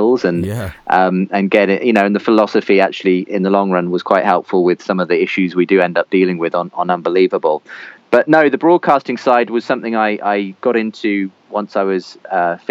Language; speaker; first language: English; native; English